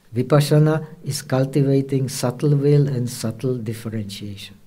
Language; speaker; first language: English; non-native, fluent; Czech